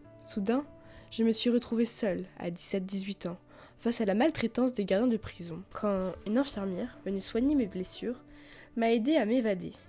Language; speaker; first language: French; native; French